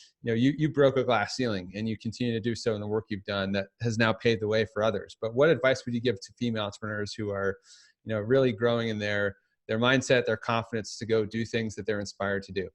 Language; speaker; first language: English; native; English